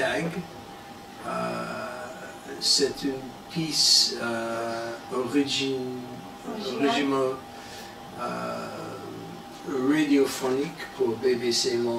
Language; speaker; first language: French; non-native, learner; English